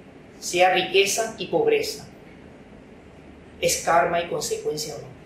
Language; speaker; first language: Spanish; non-native, fluent; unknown